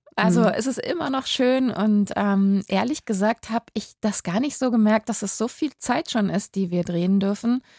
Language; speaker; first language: German; native; German